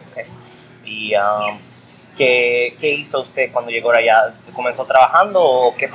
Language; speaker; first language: Spanish; early bilingual, heritage; English